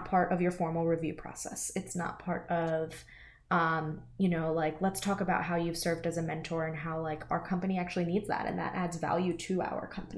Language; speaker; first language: English; native; English